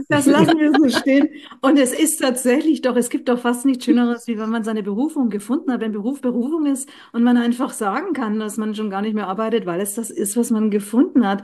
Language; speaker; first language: German; native; German